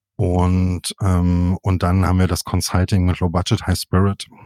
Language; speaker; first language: German; native; German